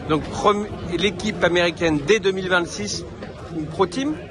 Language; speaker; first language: French; native; French